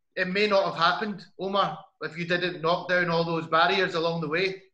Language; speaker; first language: English; native; English